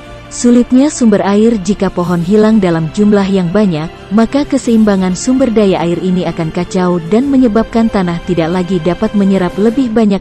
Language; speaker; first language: Indonesian; native; Indonesian